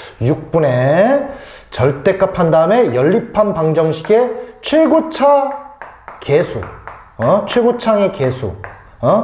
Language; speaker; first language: Korean; native; Korean